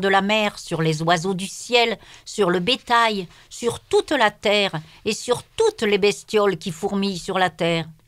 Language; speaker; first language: French; native; French